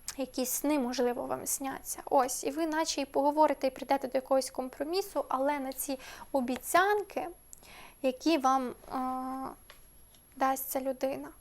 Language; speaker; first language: Ukrainian; native; Ukrainian